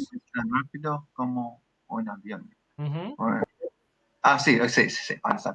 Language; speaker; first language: Spanish; non-native, learner; English